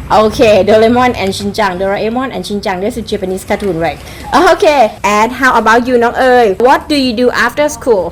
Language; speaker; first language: English; non-native, fluent; Thai